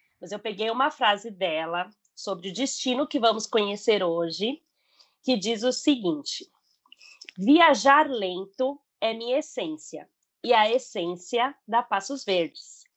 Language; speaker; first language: Portuguese; non-native, learner; Spanish